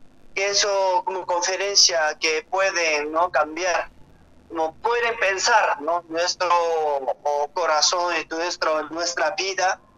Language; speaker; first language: Spanish; non-native, learner; Korean